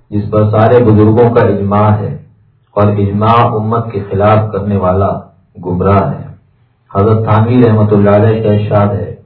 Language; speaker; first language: Urdu; native; Urdu